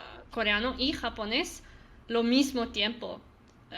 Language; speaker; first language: Spanish; non-native, learner; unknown